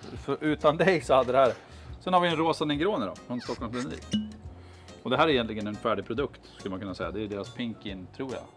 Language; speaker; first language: Swedish; native; Swedish